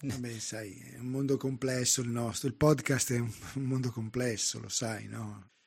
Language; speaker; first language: Italian; native; Italian